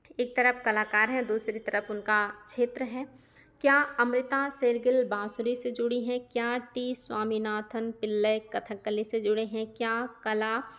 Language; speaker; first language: Hindi; native; Hindi